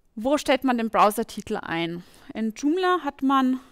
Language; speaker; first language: German; native; German